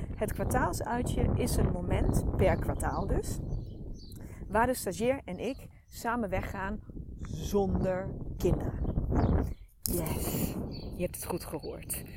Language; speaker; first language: Dutch; native; Dutch